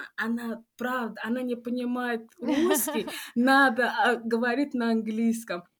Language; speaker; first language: Russian; non-native, fluent; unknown